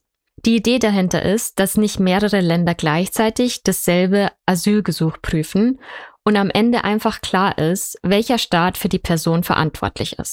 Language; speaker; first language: German; native; German